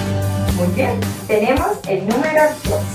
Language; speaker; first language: Spanish; native; Spanish